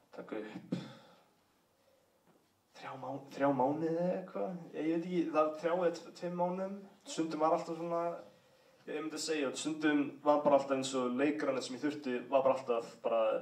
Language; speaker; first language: Icelandic; early bilingual, heritage; English